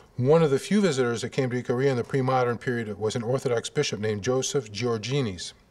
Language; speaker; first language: English; native; English